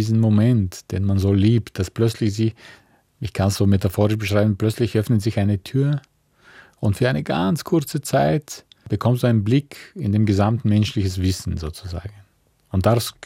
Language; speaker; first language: German; non-native, fluent; Bulgarian